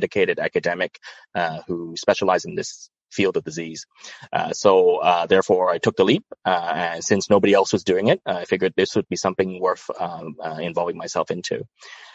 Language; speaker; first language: English; non-native, local second language; Cantonese